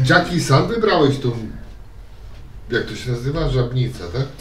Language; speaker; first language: Polish; native; Polish